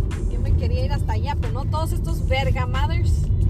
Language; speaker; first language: Spanish; early bilingual, heritage; Spanish